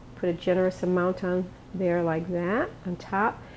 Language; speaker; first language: English; native; English